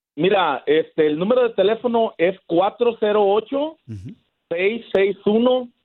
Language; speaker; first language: Spanish; native; Spanish